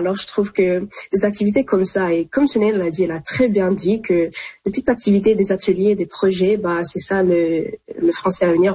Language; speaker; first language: French; early bilingual, other home language; Arabic